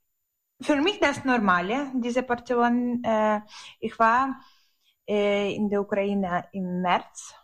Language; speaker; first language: German; non-native, learner; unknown